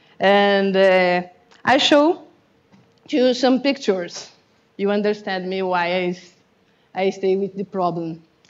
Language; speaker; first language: English; non-native, learner; Portuguese